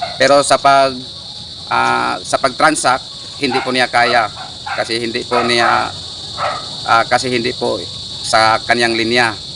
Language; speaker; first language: Filipino; non-native, local second language; Cebuano